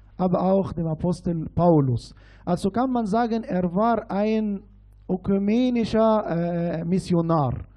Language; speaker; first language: German; non-native, fluent; Arabic